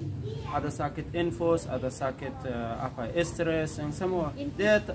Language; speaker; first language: Indonesian; non-native, learner; Persian